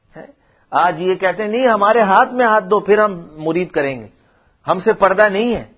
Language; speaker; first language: Urdu; non-native, local second language; Punjabi